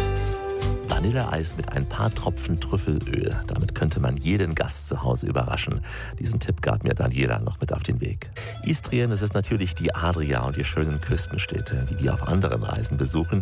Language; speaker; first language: German; native; German